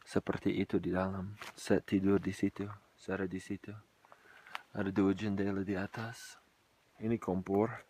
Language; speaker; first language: Indonesian; non-native, fluent; English